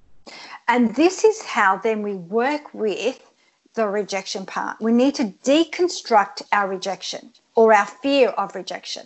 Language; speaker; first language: English; early bilingual, other home language; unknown